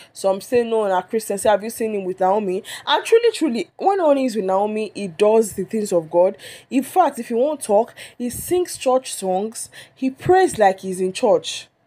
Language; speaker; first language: Nigerian Pidgin; non-native, local second language; Yoruba